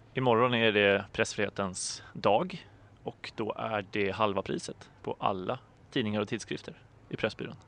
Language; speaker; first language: Swedish; native; Swedish